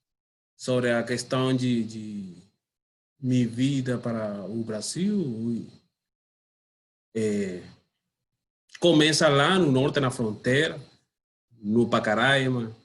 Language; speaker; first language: Portuguese; non-native, learner; Spanish